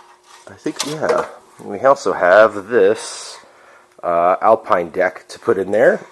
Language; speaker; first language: English; native; English